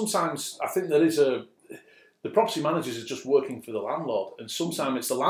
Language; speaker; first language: English; native; English